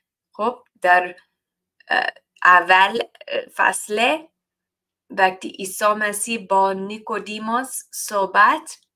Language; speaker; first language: Persian; non-native, learner; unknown